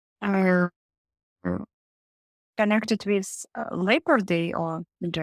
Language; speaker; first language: English; non-native, learner; Russian